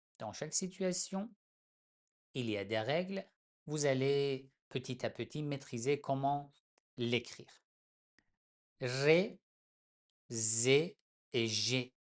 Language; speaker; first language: French; non-native, fluent; Persian